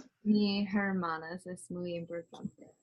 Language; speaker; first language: Spanish; non-native, learner; English